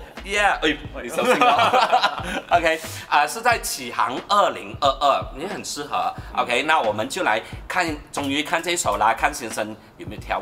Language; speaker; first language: Chinese; native; Chinese